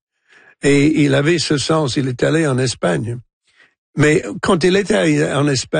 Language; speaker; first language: French; non-native, local second language; English